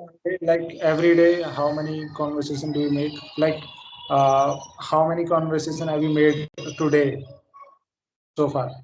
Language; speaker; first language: English; non-native, fluent; Hindi